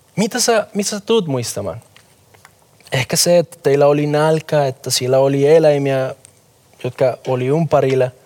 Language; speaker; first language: Finnish; non-native, fluent; Spanish